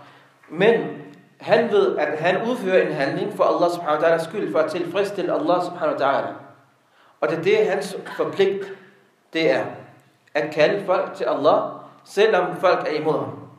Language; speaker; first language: Danish; non-native, local second language; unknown